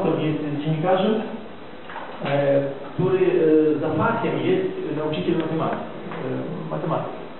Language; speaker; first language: Polish; non-native, learner; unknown